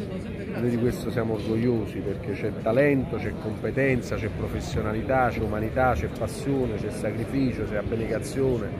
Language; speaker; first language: Italian; native; Italian